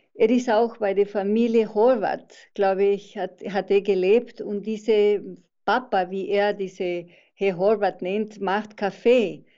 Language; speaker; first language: German; non-native, fluent; Spanish